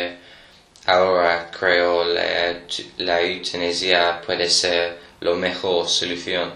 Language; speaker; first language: Spanish; non-native, learner; English